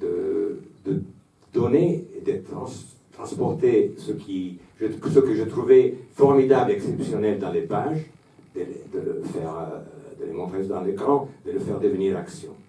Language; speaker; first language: French; non-native, fluent; Italian